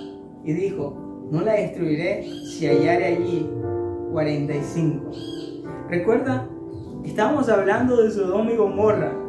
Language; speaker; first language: Spanish; native; Spanish